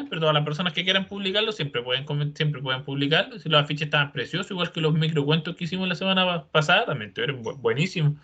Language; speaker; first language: Spanish; native; Spanish